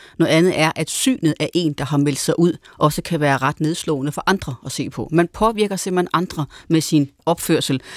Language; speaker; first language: Danish; native; Danish